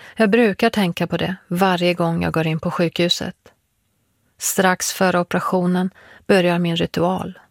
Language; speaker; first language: Swedish; early bilingual, other home language; Persian